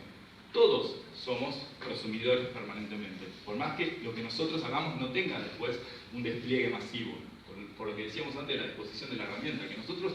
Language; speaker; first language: Spanish; native; Spanish